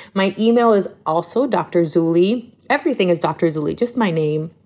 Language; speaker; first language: Spanish; native; Spanish